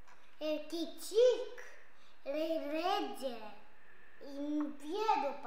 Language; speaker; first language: Romanian; non-native, learner; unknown